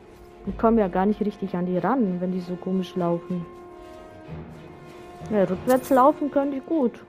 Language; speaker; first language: German; native; German